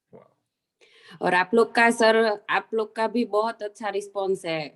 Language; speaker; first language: Hindi; non-native, local second language; Gujarati